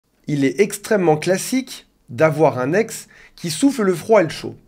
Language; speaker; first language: French; native; French